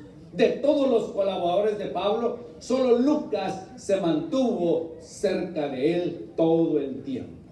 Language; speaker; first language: Spanish; native; Spanish